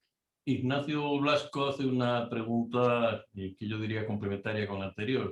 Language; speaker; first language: Spanish; native; Spanish